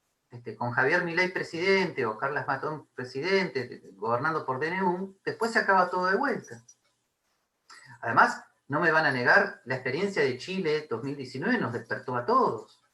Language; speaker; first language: Spanish; native; Spanish